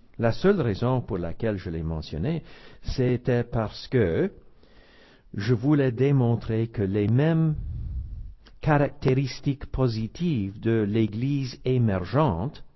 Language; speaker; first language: French; non-native, local second language; English